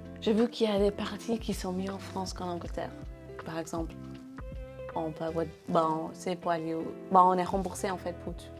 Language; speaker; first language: French; non-native, fluent; English